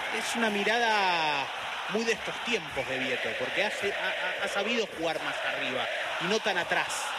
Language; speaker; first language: Spanish; native; Spanish